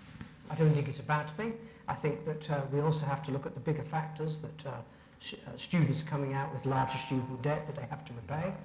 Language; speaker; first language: English; native; English